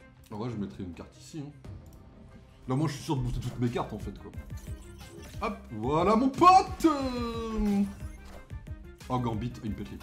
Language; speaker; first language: French; native; French